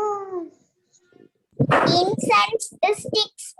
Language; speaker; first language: English; non-native, learner; Sinhala